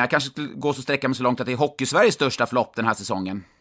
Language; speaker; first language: Swedish; native; Swedish